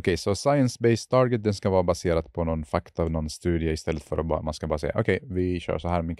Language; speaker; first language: Swedish; non-native, fluent; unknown